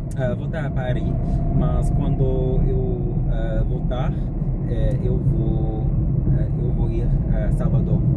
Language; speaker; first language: Portuguese; non-native, learner; English